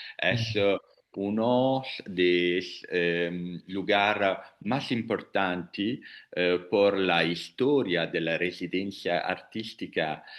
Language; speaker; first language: Spanish; non-native, learner; Italian